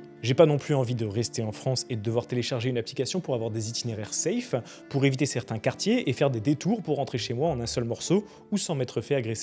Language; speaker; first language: French; native; French